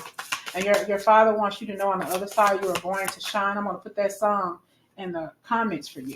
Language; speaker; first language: English; native; English